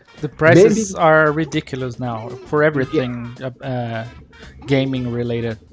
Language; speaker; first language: English; non-native, fluent; Portuguese